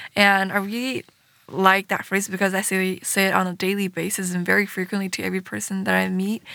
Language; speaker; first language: English; early bilingual, other home language; Chinese